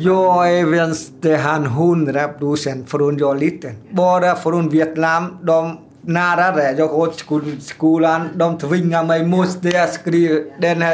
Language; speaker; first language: Swedish; non-native, learner; Vietnamese